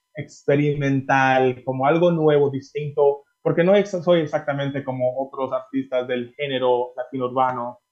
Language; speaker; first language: Spanish; early bilingual, heritage; Spanish